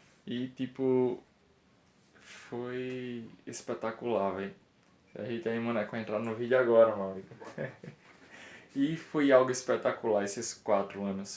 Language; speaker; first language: Portuguese; native; Portuguese